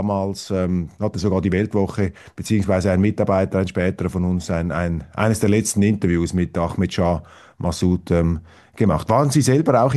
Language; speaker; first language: German; native; German